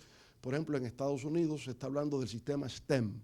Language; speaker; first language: Spanish; native; Spanish